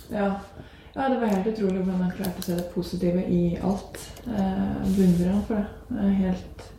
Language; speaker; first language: Norwegian; native; Norwegian